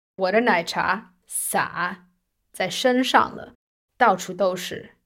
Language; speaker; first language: Chinese; non-native, fluent; English